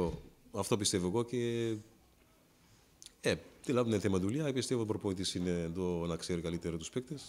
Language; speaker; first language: Greek; non-native, fluent; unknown